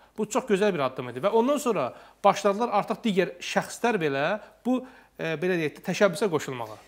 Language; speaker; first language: Azerbaijani; native; Azerbaijani